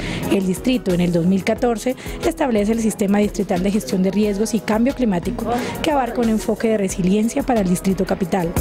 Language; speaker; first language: Spanish; native; Spanish